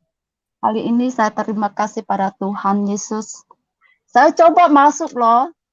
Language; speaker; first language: Indonesian; non-native, learner; Cantonese